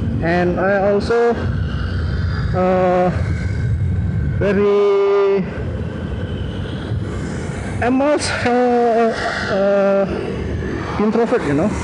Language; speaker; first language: English; non-native, learner; Indonesian